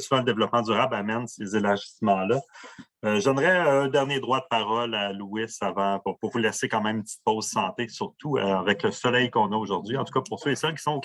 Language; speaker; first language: French; native; French